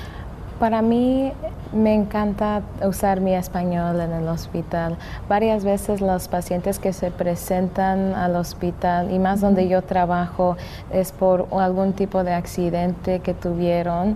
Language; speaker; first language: Spanish; early bilingual, heritage; English